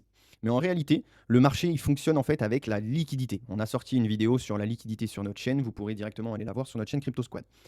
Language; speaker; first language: French; native; French